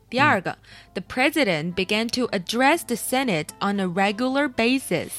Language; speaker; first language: English; non-native, fluent; Chinese